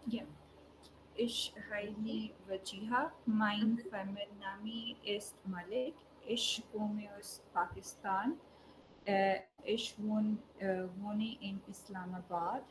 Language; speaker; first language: German; non-native, learner; Urdu